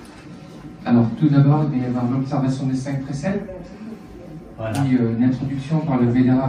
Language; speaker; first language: French; native; French